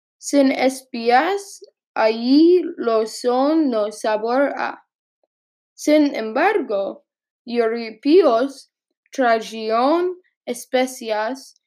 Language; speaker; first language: Spanish; non-native, learner; English